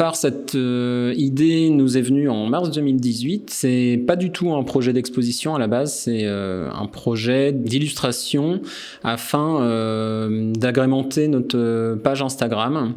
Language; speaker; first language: French; native; French